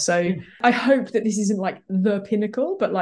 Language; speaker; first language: English; native; English